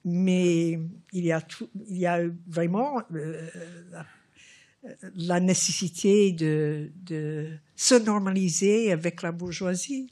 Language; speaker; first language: French; non-native, fluent; English